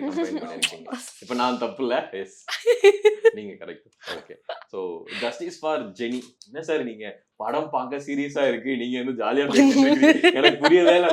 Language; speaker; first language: Tamil; native; Tamil